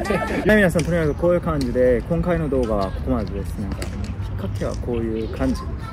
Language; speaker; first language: Japanese; non-native, fluent; Korean